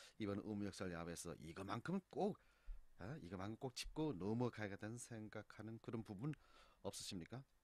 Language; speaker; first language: Korean; native; Korean